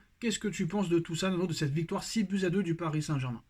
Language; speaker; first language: French; native; French